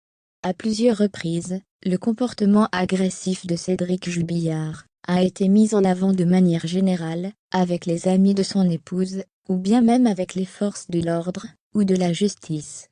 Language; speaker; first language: French; native; French